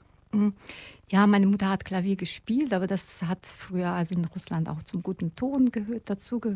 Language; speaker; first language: German; non-native, fluent; Russian